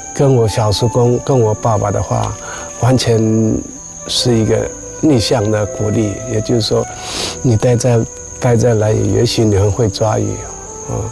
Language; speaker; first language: Chinese; non-native, local second language; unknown